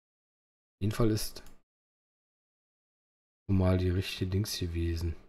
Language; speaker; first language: German; native; German